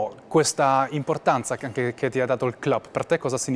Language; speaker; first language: Italian; non-native, local second language; German